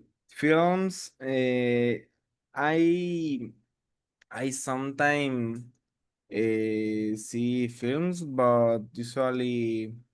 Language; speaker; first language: English; non-native, learner; Spanish